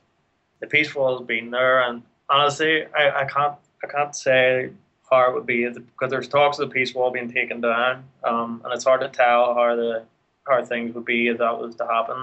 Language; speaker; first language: English; native; English